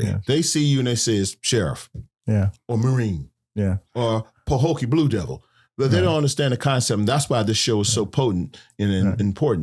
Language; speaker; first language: English; native; English